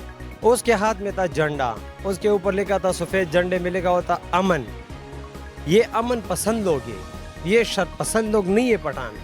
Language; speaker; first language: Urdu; non-native, local second language; Pashto